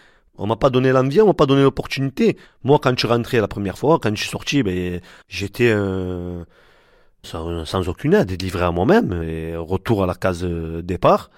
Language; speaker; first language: French; native; French